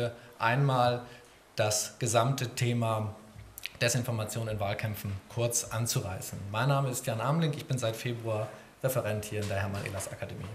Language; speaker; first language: German; native; German